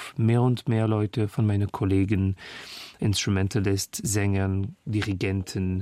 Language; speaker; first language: German; non-native, fluent; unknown